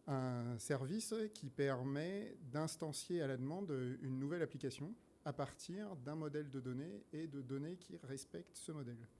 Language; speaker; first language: French; native; French